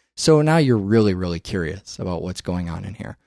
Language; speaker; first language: English; native; English